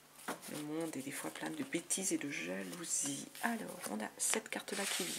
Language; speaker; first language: French; native; French